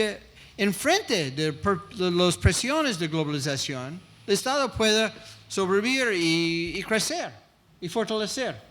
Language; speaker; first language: Spanish; non-native, fluent; English